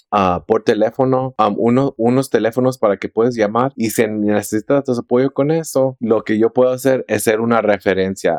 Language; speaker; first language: Spanish; early bilingual, heritage; Spanish